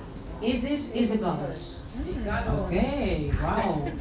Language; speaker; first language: Dutch; native; Dutch